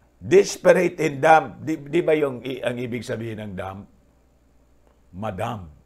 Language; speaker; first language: Filipino; non-native, local second language; Bikol